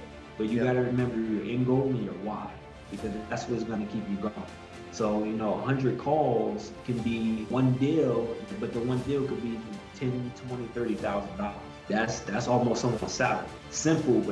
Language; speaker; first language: English; native; English